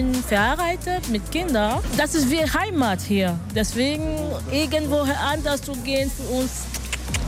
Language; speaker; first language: German; non-native, learner; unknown